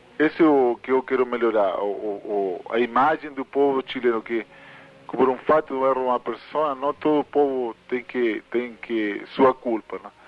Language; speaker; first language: Portuguese; non-native, fluent; Spanish